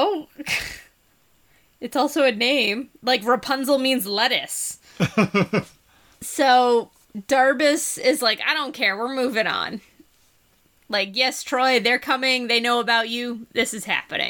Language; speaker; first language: English; native; English